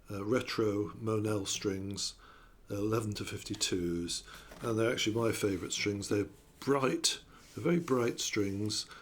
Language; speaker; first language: English; native; English